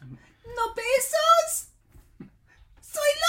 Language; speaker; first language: Spanish; non-native, learner; English